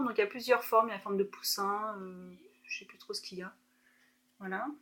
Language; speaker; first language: French; native; French